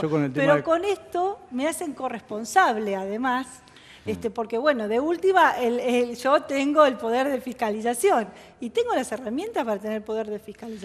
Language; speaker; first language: Spanish; native; Spanish